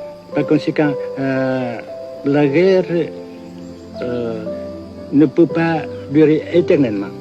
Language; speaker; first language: French; non-native, local second language; Vietnamese